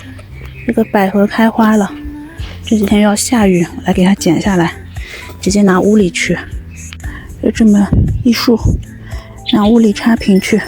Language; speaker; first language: Chinese; native; Chinese